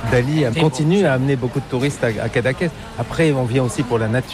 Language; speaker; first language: French; native; French